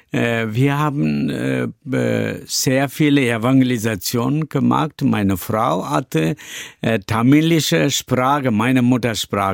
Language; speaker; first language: German; non-native, learner; Tamil